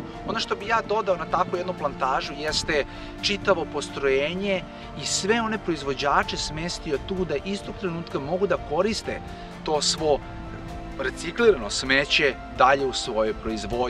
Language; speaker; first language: Serbian; native; Serbian